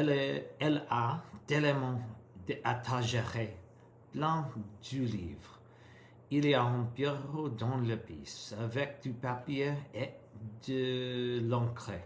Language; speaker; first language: French; non-native, learner; English